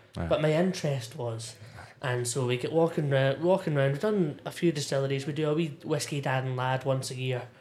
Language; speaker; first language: English; native; English